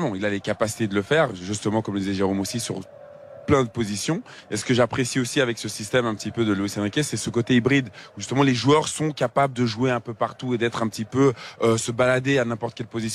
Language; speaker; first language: French; native; French